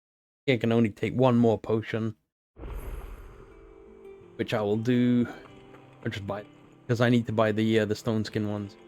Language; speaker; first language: English; native; English